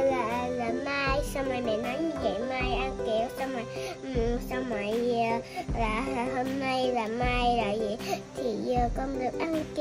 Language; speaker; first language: Vietnamese; early bilingual, heritage; Vietnamese